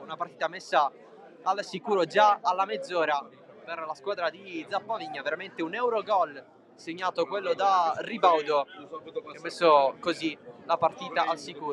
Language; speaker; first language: Italian; native; Italian